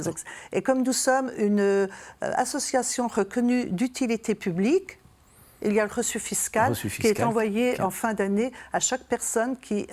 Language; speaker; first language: French; native; French